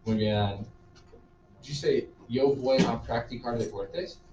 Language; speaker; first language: Spanish; non-native, fluent; English